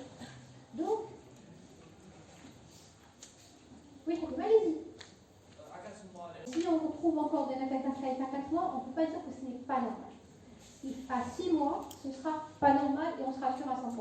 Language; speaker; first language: French; non-native, local second language; Arabic